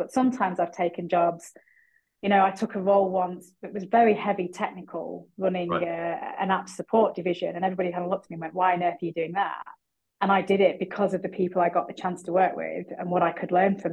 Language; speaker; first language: English; native; English